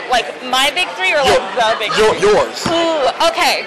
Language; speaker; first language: English; native; English